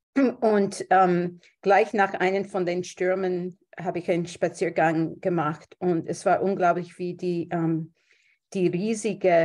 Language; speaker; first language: German; non-native, fluent; English